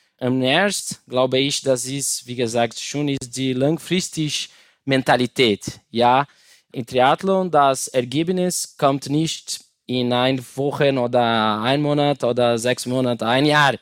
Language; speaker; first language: German; non-native, learner; Portuguese